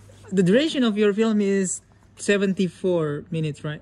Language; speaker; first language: English; non-native, learner; Indonesian